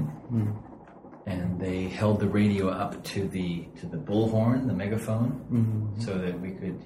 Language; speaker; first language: English; native; English